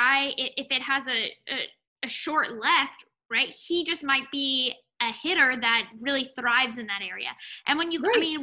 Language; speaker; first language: English; native; English